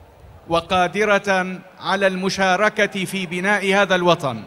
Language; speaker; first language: Arabic; native; Arabic